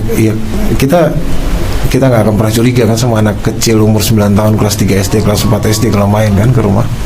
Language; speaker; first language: Indonesian; native; Indonesian